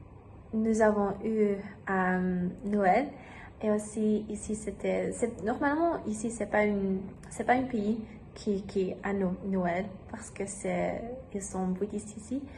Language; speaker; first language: French; non-native, learner; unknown